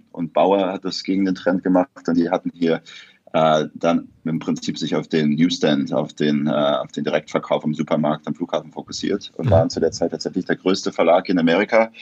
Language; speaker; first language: German; native; German